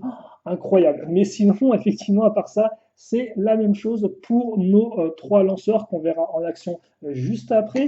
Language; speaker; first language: French; native; French